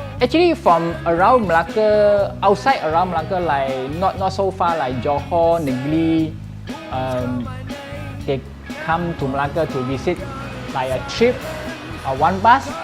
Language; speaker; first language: English; non-native, local second language; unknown